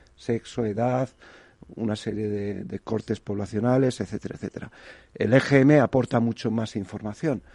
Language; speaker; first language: Spanish; native; Spanish